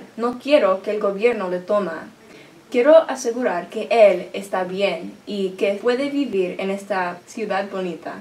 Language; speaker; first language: Spanish; non-native, learner; English